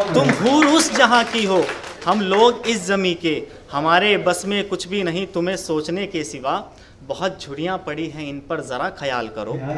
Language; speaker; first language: Hindi; native; Hindi